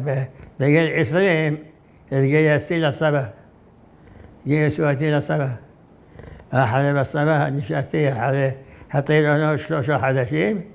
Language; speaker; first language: Hebrew; non-native, fluent; Arabic